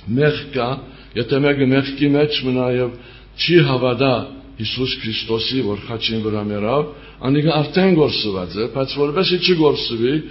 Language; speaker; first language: Armenian; early bilingual, heritage; Armenian